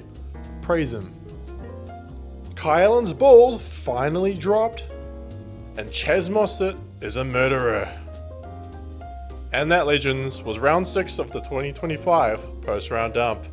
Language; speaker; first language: English; native; English